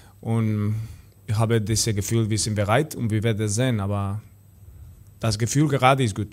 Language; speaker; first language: German; non-native, learner; Spanish